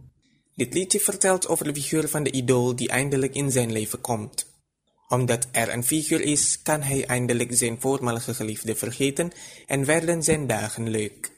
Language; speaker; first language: Dutch; non-native, fluent; Indonesian